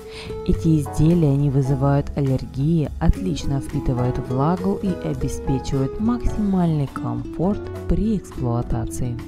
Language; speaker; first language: Russian; native; Russian